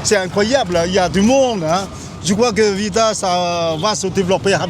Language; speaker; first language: French; non-native, learner; Chinese